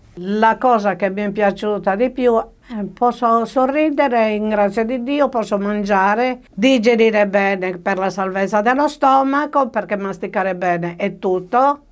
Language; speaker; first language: Italian; native; Italian